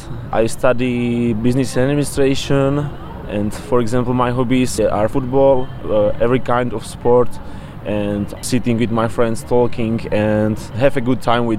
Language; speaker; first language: English; non-native, learner; Czech